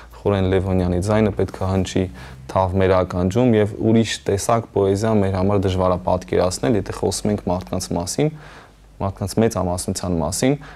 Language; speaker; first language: Armenian; native; Armenian